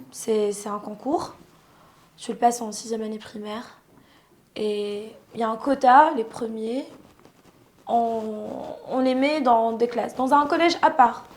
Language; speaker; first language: French; non-native, local second language; Arabic